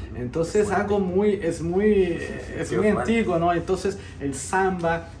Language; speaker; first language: Spanish; early bilingual, heritage; Spanish